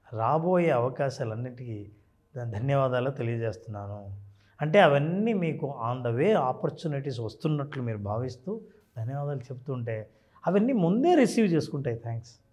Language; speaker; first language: Telugu; native; Telugu